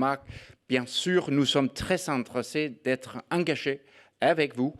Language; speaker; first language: French; non-native, fluent; Danish